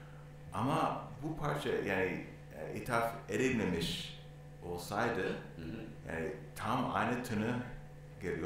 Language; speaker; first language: Turkish; non-native, learner; English